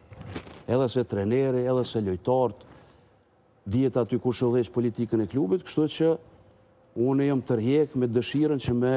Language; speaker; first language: Albanian; native; Albanian